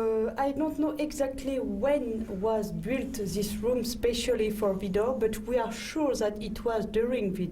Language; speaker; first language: English; non-native, learner; French